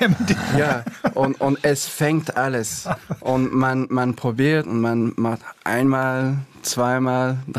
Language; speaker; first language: German; non-native, fluent; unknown